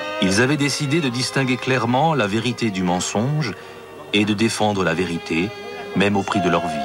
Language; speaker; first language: French; native; French